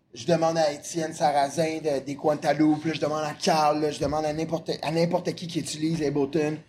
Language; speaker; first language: French; native; French